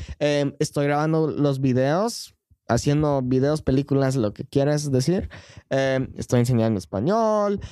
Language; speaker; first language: Spanish; non-native, fluent; English